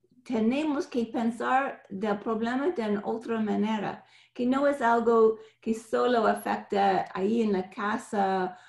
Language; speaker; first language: Spanish; non-native, fluent; English